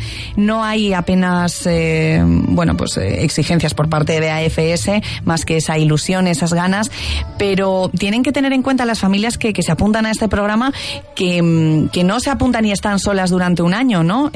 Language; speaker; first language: Spanish; native; Spanish